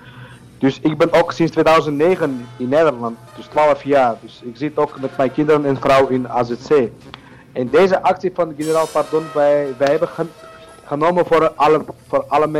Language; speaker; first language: Dutch; non-native, learner; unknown